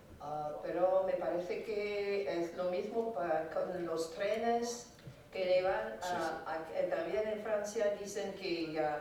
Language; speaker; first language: Spanish; non-native, fluent; French